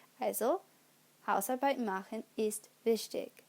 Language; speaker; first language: German; non-native, learner; English